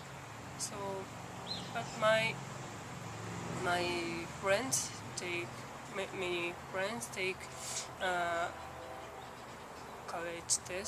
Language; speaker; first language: English; non-native, learner; Japanese